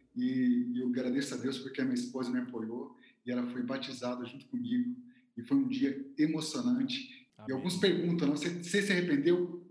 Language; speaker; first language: Portuguese; native; Portuguese